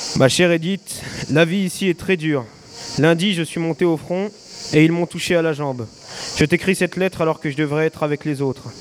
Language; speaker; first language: French; native; French